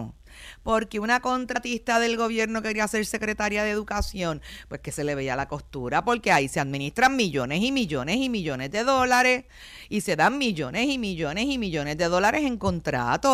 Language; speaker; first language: Spanish; native; Spanish